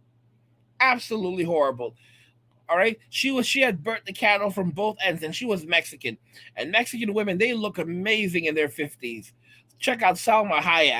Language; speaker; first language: English; native; English